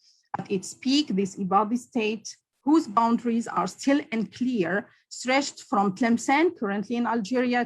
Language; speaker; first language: English; non-native, local second language; Arabic